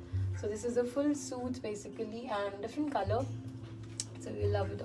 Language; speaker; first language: English; non-native, local second language; Hindi